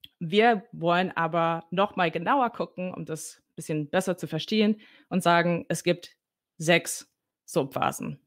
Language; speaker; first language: German; non-native, fluent; English